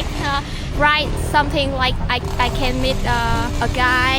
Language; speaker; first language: English; non-native, learner; Vietnamese